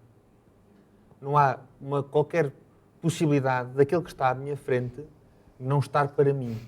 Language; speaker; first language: Portuguese; native; Portuguese